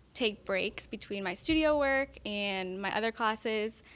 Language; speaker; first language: English; native; English